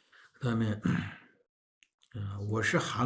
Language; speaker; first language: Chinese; non-native, fluent; Korean